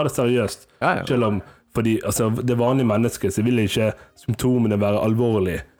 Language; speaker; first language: Norwegian; native; Norwegian